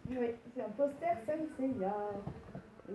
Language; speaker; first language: French; native; French